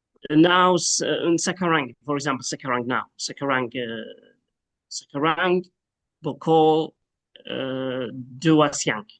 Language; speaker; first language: Indonesian; non-native, learner; Arabic